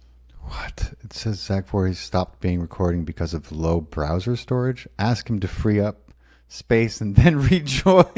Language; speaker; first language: English; native; English